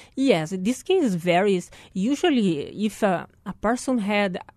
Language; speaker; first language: English; non-native, fluent; Portuguese